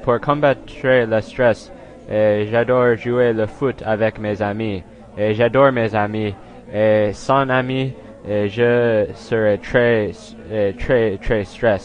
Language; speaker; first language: French; non-native, learner; English